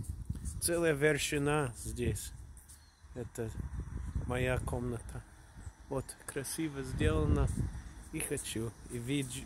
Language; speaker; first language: Russian; non-native, learner; English